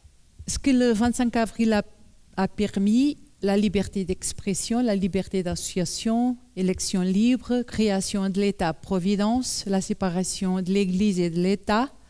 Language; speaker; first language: French; non-native, learner; Portuguese